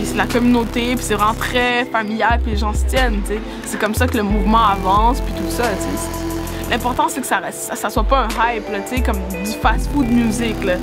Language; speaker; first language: French; native; French